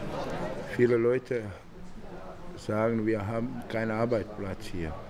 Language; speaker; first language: German; non-native, learner; Bosnian